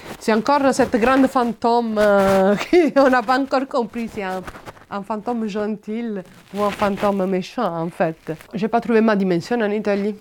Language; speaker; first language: French; non-native, fluent; Italian